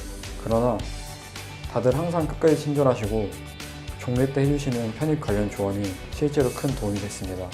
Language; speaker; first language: Korean; native; Korean